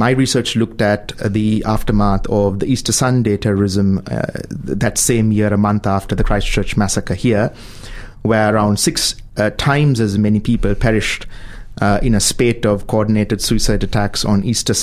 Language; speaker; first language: English; non-native, local second language; Sinhala